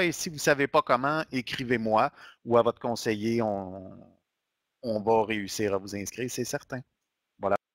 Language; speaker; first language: French; native; French